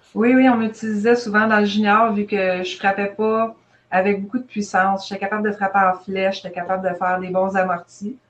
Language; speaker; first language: French; native; French